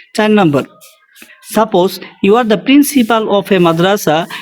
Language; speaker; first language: English; non-native, local second language; Bangla